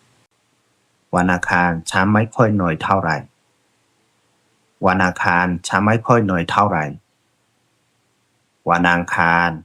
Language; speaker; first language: Thai; non-native, fluent; Burmese